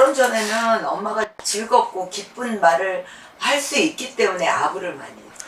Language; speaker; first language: Korean; native; Korean